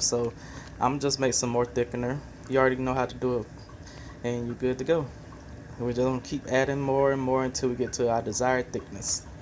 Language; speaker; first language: English; native; English